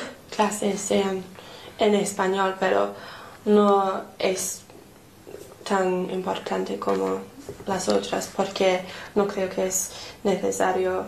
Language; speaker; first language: Spanish; non-native, fluent; English